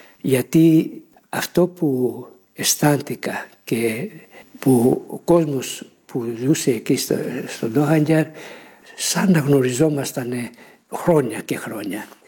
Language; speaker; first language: Greek; early bilingual, heritage; Greek